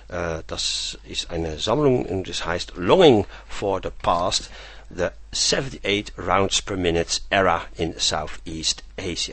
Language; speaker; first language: German; non-native, fluent; Dutch